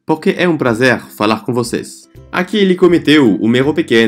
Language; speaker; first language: Portuguese; non-native, fluent; French